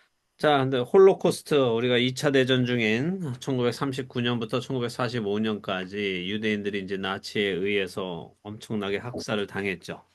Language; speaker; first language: Korean; native; Korean